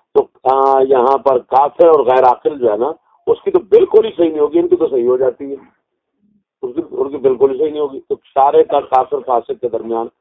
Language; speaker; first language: Urdu; non-native, local second language; Punjabi